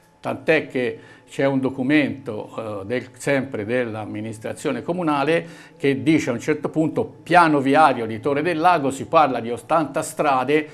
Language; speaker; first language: Italian; native; Italian